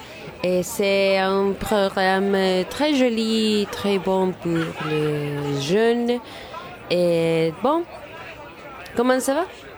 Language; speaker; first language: French; non-native, learner; Spanish